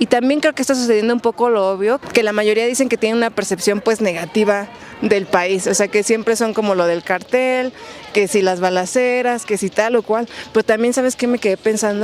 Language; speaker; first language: Spanish; native; Spanish